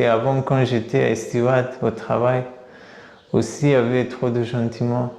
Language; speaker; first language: French; non-native, learner; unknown